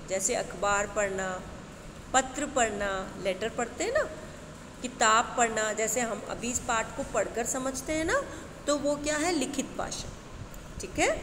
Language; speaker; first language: Hindi; native; Hindi